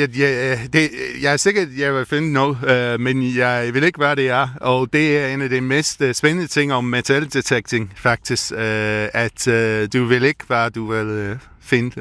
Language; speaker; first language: Danish; non-native, learner; English